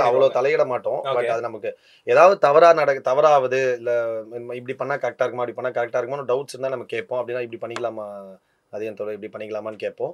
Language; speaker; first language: Tamil; native; Tamil